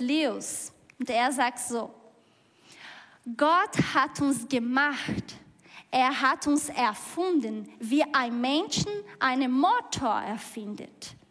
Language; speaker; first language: German; non-native, learner; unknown